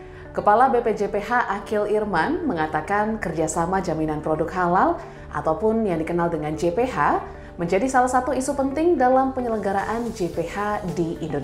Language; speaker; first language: Indonesian; native; Indonesian